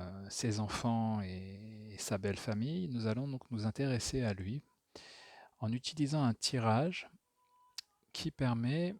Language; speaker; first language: French; native; French